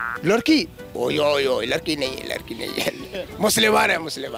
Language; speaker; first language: Hindi; non-native, learner; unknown